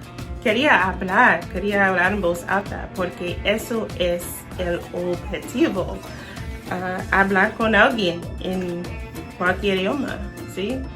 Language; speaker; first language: Spanish; non-native, learner; English